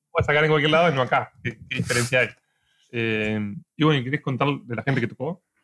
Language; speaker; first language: Spanish; native; Spanish